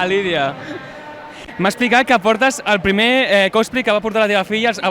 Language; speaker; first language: Catalan; native; Catalan